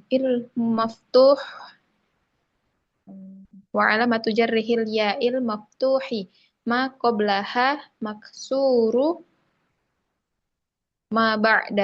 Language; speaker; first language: Arabic; non-native, learner; Indonesian